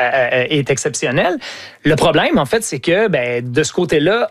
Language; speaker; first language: French; native; French